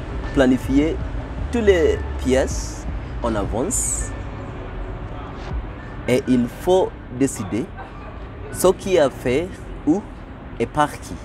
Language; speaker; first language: French; non-native, learner; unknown